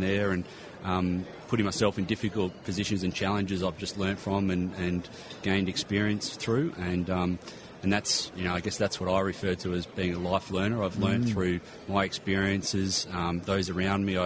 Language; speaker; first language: English; native; English